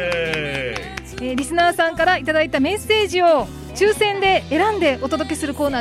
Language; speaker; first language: Japanese; native; Japanese